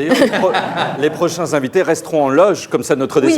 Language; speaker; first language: French; native; French